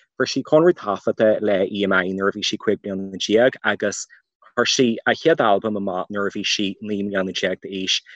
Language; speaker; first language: Irish; native; Irish